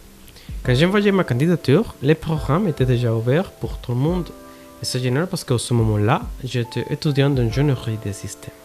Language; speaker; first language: French; non-native, learner; Spanish